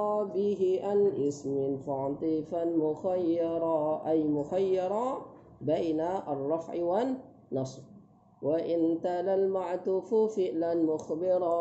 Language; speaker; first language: Arabic; non-native, fluent; Indonesian